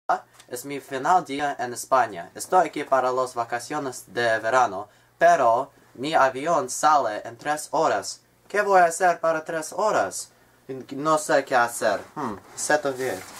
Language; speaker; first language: Spanish; non-native, learner; English